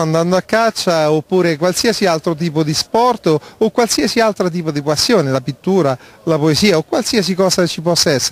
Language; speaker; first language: Italian; native; Italian